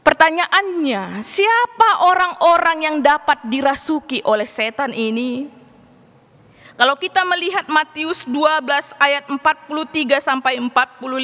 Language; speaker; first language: Indonesian; native; Indonesian